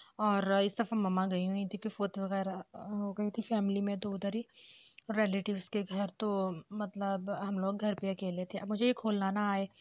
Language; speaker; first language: Urdu; native; Urdu